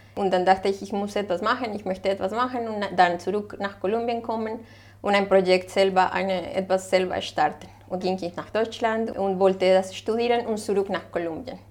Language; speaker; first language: German; non-native, fluent; Spanish